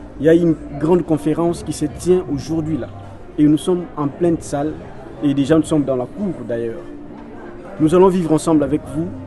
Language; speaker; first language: French; non-native, local second language; Lingala